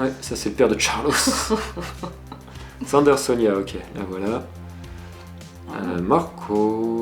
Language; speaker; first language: French; native; French